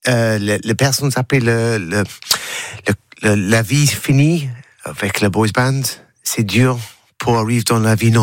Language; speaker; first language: French; non-native, learner; English